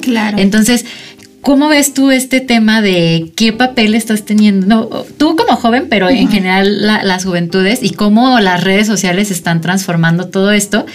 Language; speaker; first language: Spanish; native; Spanish